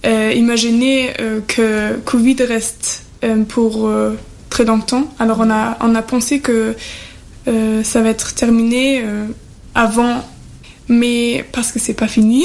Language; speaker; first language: French; non-native, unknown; German